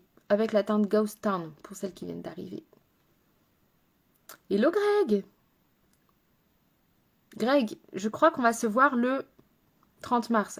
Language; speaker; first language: French; native; French